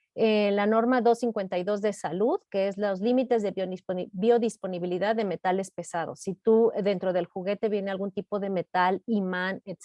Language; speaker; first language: Spanish; native; Spanish